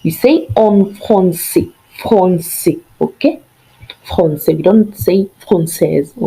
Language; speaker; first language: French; non-native, fluent; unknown